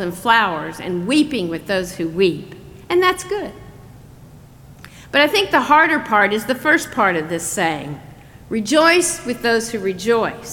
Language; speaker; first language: English; native; English